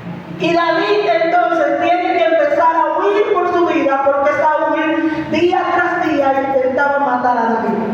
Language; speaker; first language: Spanish; native; Spanish